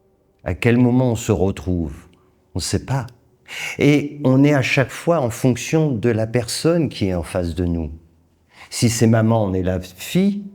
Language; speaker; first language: French; native; French